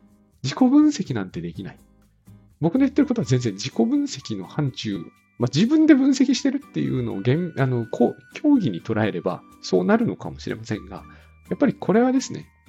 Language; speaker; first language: Japanese; native; Japanese